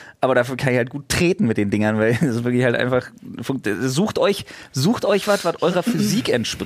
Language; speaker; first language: German; native; German